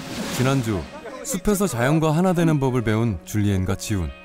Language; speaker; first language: Korean; native; Korean